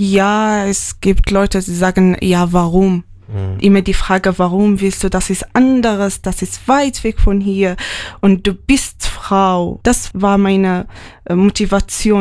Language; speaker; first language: German; non-native, learner; Arabic